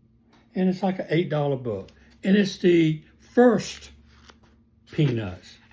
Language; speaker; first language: English; native; English